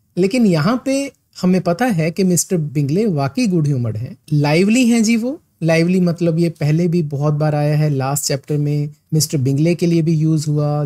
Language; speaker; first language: Hindi; non-native, local second language; Punjabi